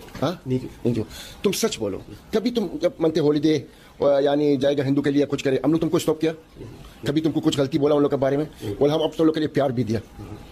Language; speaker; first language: Hindi; non-native, learner; Arabic